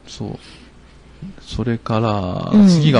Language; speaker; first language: Japanese; native; Japanese